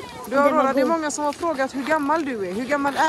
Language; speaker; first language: Swedish; native; Swedish